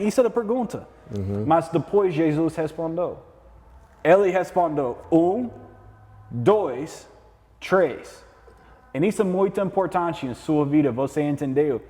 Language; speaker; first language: Portuguese; non-native, learner; English